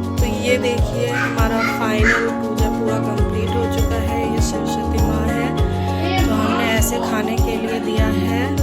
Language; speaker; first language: Hindi; non-native, local second language; Bangla